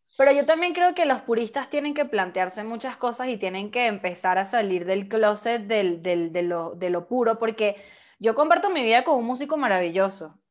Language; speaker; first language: Spanish; native; Spanish